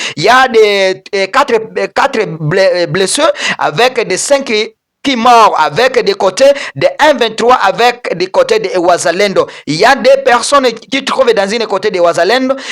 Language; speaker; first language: French; non-native, local second language; Swahili